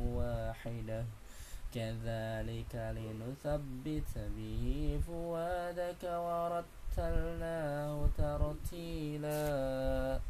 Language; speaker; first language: Arabic; non-native, learner; Indonesian